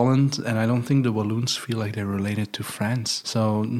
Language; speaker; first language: English; non-native, fluent; Dutch